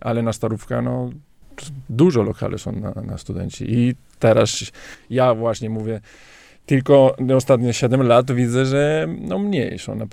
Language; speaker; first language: Polish; non-native, learner; Italian